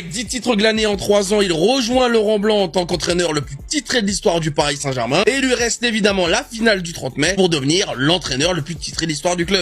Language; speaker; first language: French; native; French